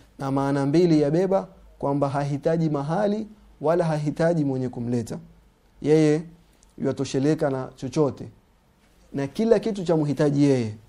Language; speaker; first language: Swahili; native; Swahili